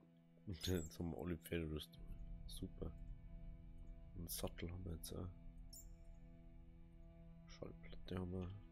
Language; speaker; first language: German; native; German